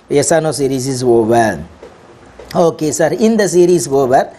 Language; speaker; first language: English; non-native, local second language; Tamil